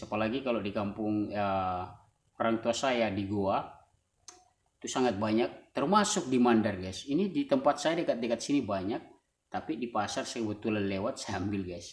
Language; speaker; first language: Indonesian; non-native, local second language; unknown